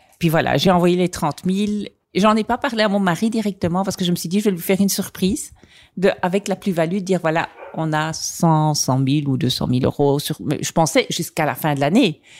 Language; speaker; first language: French; native; French